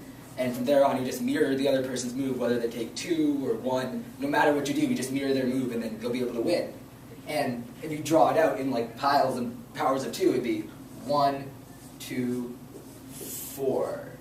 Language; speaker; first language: English; native; English